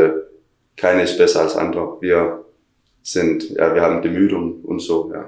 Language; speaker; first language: German; non-native, learner; Danish